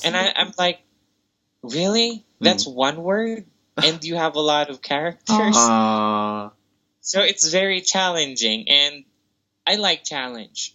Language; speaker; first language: English; non-native, local second language; Filipino